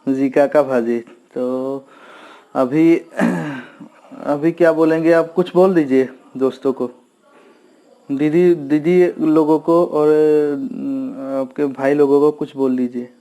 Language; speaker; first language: Hindi; non-native, local second language; Assamese